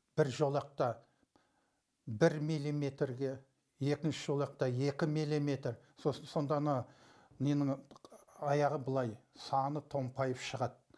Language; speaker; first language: Kazakh; early bilingual, heritage; Kazakh